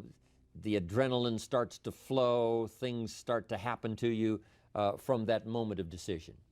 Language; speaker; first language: English; native; English